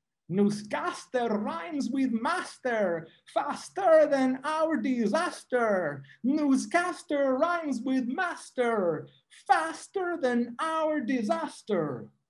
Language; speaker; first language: English; non-native, local second language; Spanish